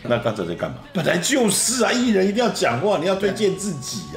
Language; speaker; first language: Chinese; native; Chinese